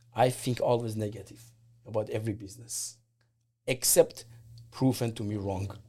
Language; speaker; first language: English; non-native, fluent; Persian